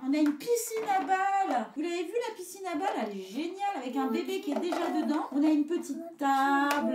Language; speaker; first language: French; native; French